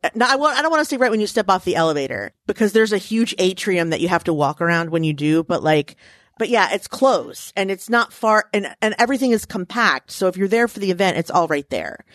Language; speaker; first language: English; native; English